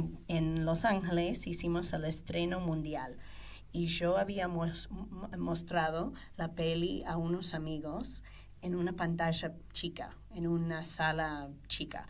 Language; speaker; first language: Spanish; non-native, fluent; English